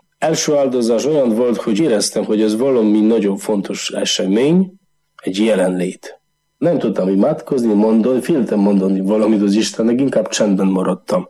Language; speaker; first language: Hungarian; non-native, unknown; Polish